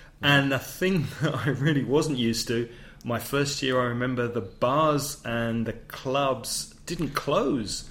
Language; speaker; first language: English; native; English